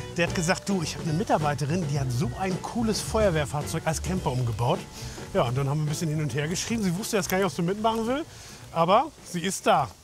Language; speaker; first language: German; native; German